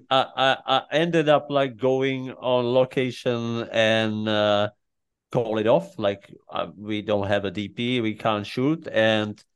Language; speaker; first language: English; non-native, fluent; Czech